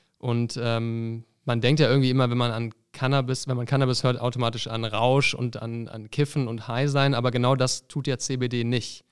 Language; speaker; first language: German; native; German